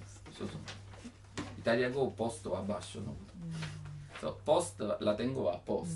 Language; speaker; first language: Japanese; non-native, learner; Italian